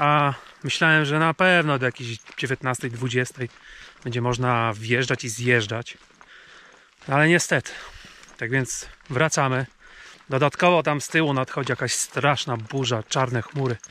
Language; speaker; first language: Polish; native; Polish